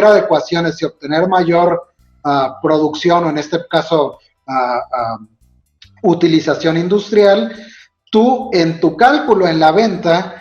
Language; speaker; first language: Spanish; native; Spanish